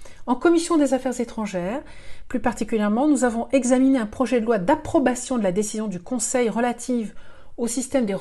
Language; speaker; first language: French; native; French